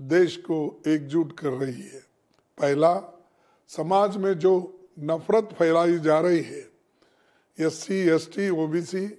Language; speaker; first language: Hindi; non-native, local second language; Kannada